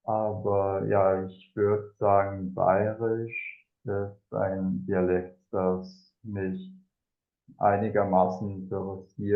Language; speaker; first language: German; non-native, fluent; Spanish